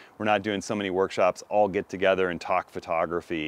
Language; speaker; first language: English; native; English